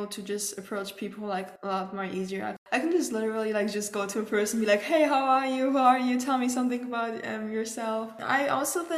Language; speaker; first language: English; non-native, fluent; German